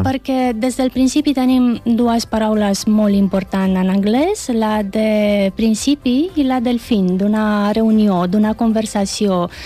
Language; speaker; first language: Catalan; non-native, fluent; Romanian